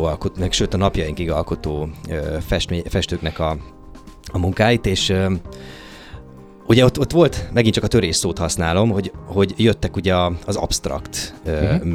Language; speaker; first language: Hungarian; native; Hungarian